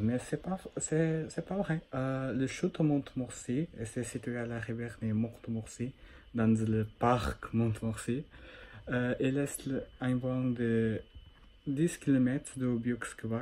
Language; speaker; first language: French; non-native, learner; Portuguese